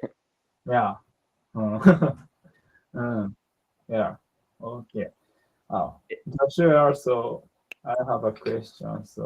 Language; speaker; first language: English; non-native, learner; Japanese